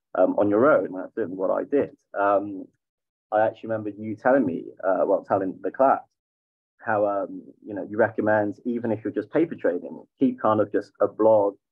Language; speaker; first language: English; native; English